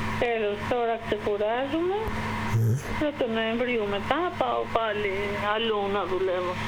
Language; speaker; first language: Greek; non-native, fluent; Albanian